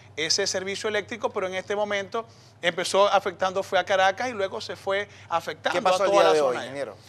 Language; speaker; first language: Spanish; native; Spanish